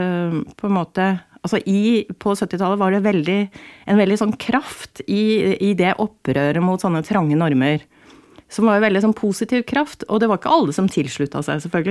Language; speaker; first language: Norwegian; native; Norwegian